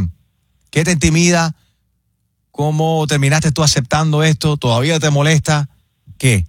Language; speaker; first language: Spanish; native; Spanish